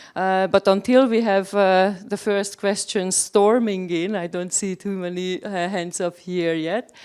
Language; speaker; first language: English; non-native, fluent; Hungarian